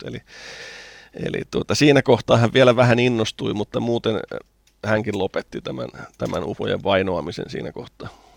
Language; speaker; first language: Finnish; native; Finnish